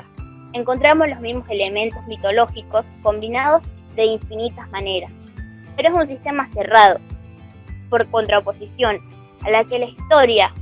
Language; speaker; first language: Spanish; native; Spanish